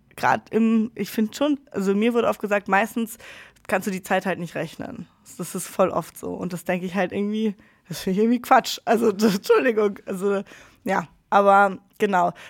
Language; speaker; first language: German; native; German